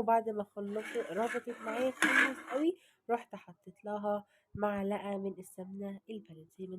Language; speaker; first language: Arabic; native; Arabic